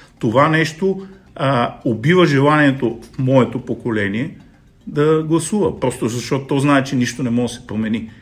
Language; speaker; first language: Bulgarian; native; Bulgarian